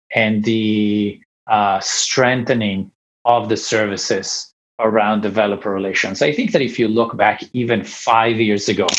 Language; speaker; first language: English; non-native, fluent; Italian